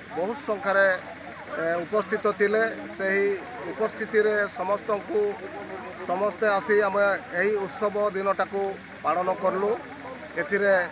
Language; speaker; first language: Odia; non-native, local second language; Santali